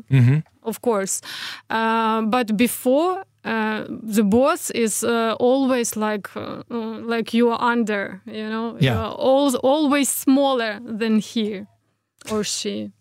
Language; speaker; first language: English; non-native, fluent; Ukrainian